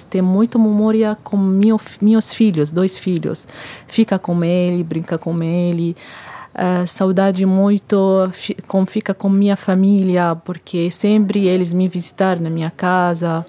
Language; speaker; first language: Portuguese; non-native, learner; Arabic